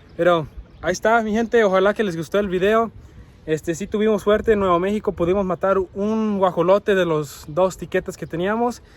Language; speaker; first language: Spanish; early bilingual, other home language; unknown